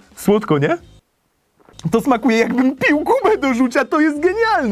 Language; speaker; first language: Polish; native; Polish